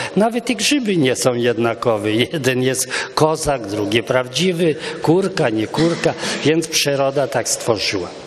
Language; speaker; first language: Polish; non-native, local second language; Romany